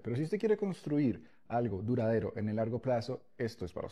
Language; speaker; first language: Spanish; native; Spanish